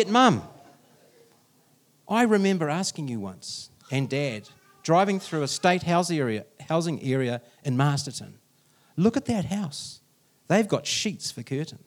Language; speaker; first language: English; native; English